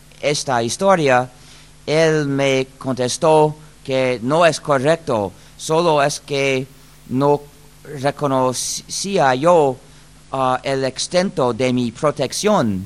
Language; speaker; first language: Spanish; non-native, fluent; English